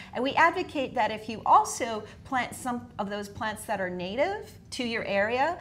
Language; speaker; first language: English; native; English